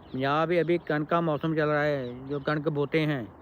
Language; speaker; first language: Hindi; non-native, local second language; Punjabi